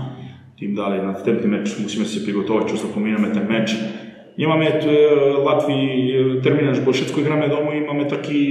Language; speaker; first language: Polish; non-native, learner; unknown